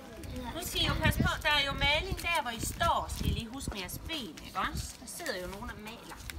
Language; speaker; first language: Danish; native; Danish